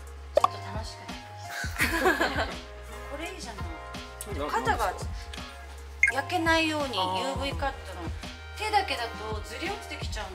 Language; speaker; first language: Japanese; native; Japanese